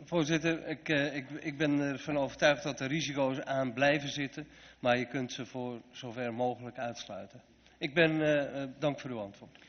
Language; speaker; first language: Dutch; native; Dutch